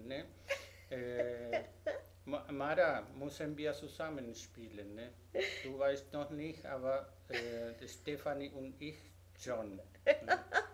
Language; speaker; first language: German; non-native, learner; Spanish